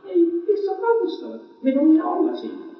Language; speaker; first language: Finnish; non-native, learner; Estonian